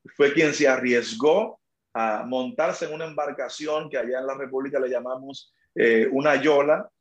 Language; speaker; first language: Spanish; native; Spanish